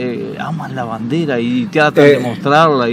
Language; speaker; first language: Spanish; native; Spanish